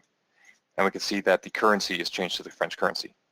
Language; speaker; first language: English; native; English